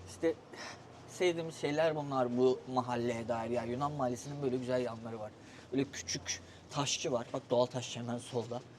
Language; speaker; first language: Turkish; native; Turkish